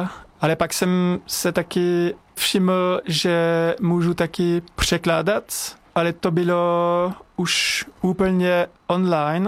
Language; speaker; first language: Czech; non-native, fluent; French